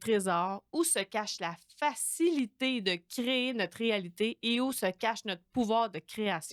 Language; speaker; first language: French; native; French